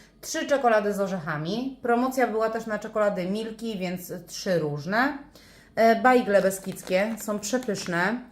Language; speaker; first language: Polish; native; Polish